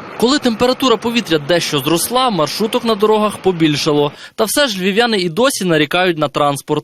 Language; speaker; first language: Ukrainian; native; Ukrainian